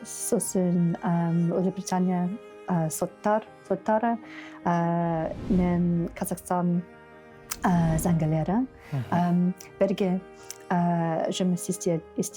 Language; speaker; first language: Kazakh; non-native, learner; English